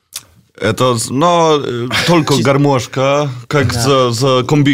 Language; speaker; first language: Russian; non-native, learner; Polish